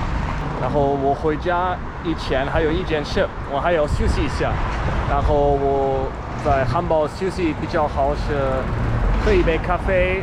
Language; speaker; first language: Chinese; non-native, fluent; German